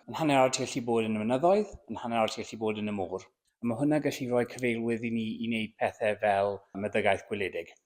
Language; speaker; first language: Welsh; non-native, local second language; English